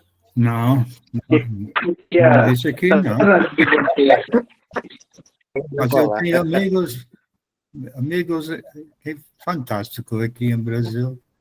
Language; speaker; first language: Portuguese; non-native, fluent; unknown